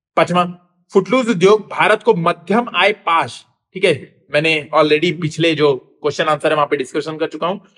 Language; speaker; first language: Hindi; native; Hindi